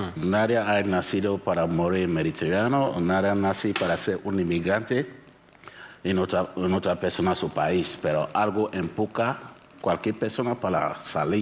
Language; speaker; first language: Spanish; non-native, learner; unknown